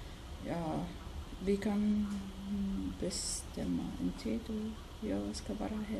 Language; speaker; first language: Swedish; non-native, learner; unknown